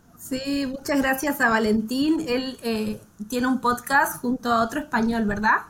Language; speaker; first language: Spanish; native; Spanish